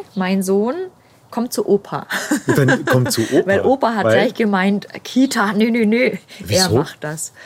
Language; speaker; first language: German; native; German